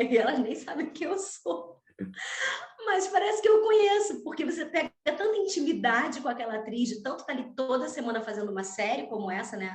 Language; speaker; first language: Portuguese; native; Portuguese